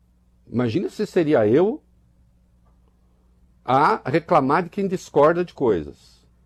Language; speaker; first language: Portuguese; native; Portuguese